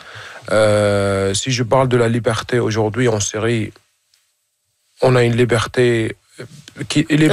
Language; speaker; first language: French; non-native, fluent; Arabic